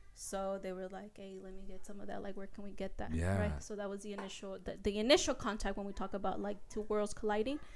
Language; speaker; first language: English; early bilingual, other home language; Spanish